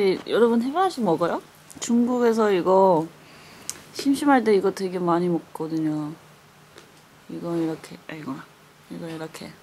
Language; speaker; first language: Korean; non-native, fluent; Chinese